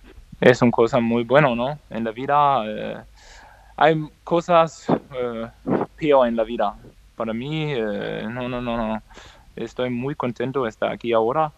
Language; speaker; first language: Spanish; non-native, learner; Danish